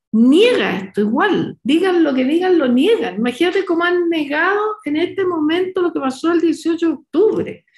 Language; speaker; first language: Spanish; native; Spanish